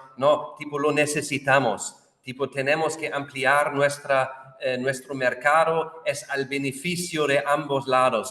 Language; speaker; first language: Spanish; non-native, fluent; German